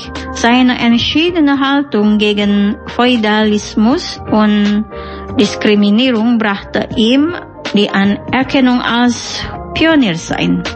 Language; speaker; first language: German; non-native, fluent; Indonesian